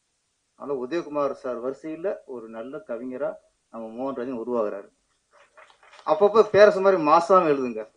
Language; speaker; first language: Tamil; native; Tamil